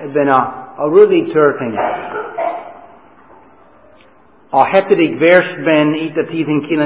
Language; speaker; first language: Hungarian; non-native, fluent; English